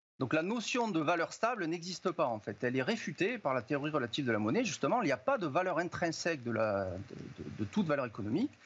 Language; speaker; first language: French; native; French